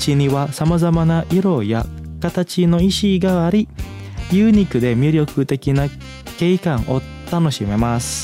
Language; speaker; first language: Japanese; non-native, fluent; Indonesian